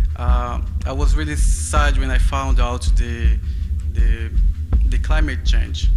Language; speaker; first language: English; non-native, fluent; Portuguese